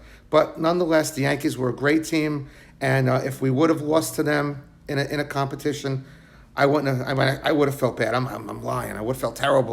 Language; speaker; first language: English; native; English